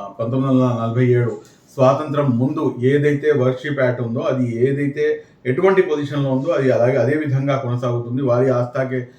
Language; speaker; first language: Telugu; non-native, local second language; Urdu